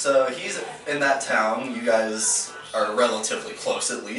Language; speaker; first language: English; native; English